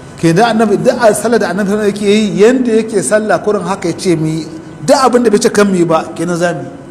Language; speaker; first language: Hausa; native; Hausa